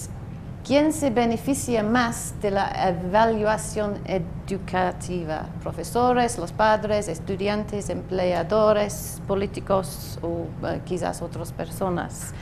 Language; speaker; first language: Spanish; non-native, learner; English